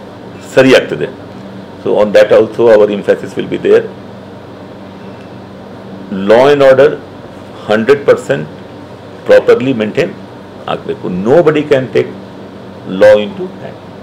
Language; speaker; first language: Kannada; non-native, fluent; Hindi